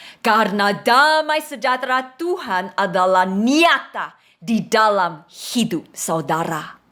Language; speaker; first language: Indonesian; non-native, fluent; English